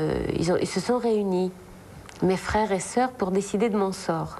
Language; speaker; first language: French; non-native, local second language; Arabic